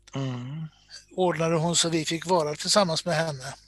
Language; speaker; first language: Swedish; native; Swedish